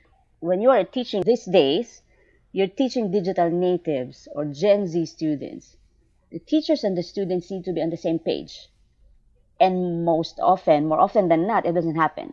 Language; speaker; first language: English; non-native, local second language; Filipino